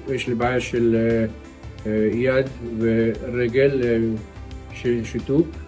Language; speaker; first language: Hebrew; non-native, local second language; Arabic